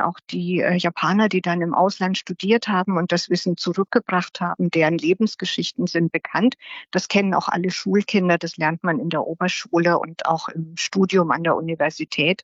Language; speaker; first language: German; native; German